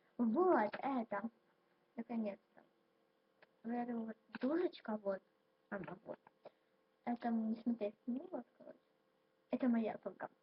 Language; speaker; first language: Russian; non-native, local second language; Ukrainian